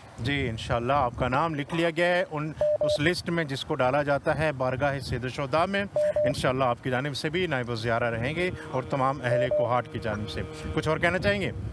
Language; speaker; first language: Urdu; native; Urdu